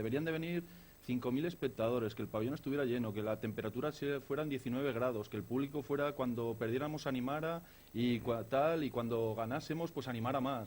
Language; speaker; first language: Spanish; native; Spanish